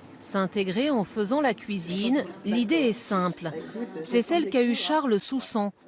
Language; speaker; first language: French; native; French